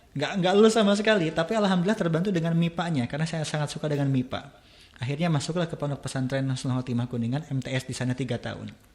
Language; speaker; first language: Indonesian; non-native, local second language; Sundanese